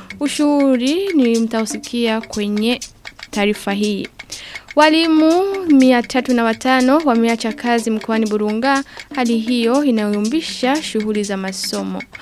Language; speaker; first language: Swahili; non-native, local second language; Rundi